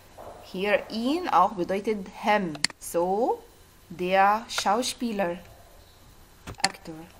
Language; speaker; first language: German; non-native, learner; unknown